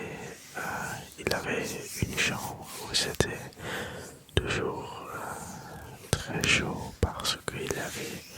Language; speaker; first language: French; early bilingual, other home language; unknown